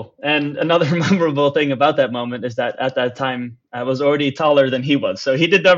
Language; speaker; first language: English; non-native, fluent; Dutch